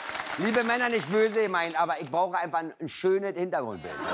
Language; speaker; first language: German; native; German